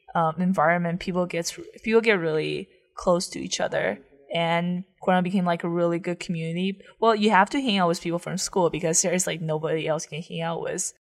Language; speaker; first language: English; non-native, fluent; Chinese